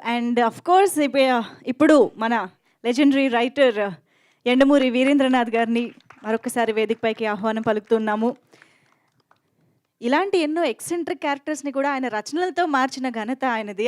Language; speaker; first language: Telugu; native; Telugu